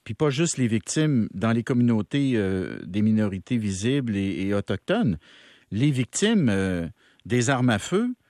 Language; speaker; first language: French; native; French